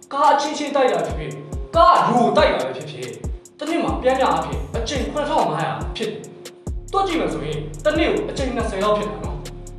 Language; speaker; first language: Burmese; non-native, local second language; Tamil